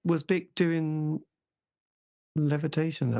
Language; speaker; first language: English; native; English